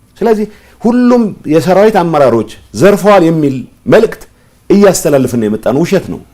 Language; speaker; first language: Amharic; non-native, local second language; Tigrinya